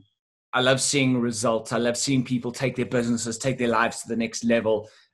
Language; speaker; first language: English; native; English